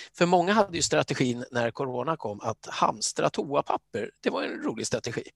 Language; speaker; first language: Swedish; native; Swedish